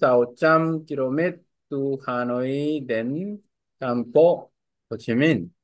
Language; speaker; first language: Vietnamese; non-native, learner; Korean